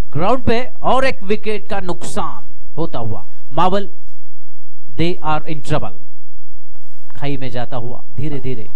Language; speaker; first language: Hindi; non-native, local second language; Marathi